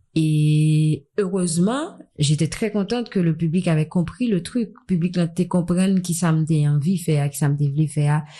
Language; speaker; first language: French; non-native, local second language; Haitian Creole